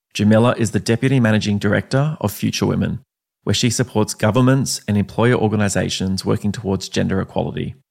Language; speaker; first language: English; native; English